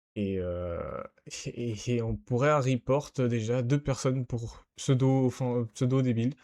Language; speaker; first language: French; native; French